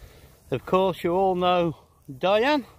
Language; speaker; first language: English; native; English